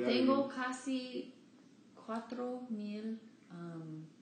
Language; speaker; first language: Spanish; non-native, learner; English